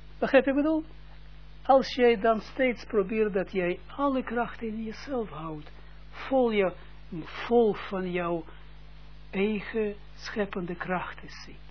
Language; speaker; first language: Dutch; non-native, fluent; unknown